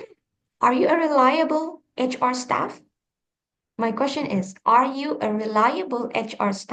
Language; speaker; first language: English; non-native, fluent; Indonesian